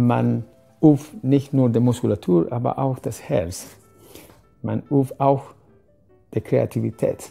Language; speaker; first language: German; non-native, fluent; Spanish